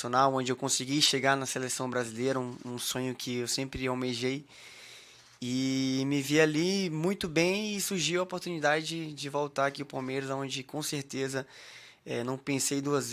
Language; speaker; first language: Portuguese; native; Portuguese